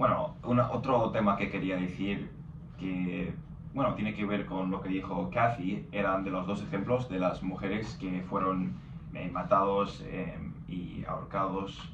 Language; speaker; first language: Spanish; non-native, fluent; English